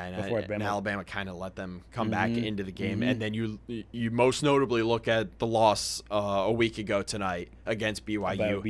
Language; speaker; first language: English; native; English